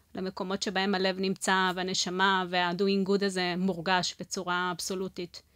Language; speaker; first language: Hebrew; non-native, fluent; Spanish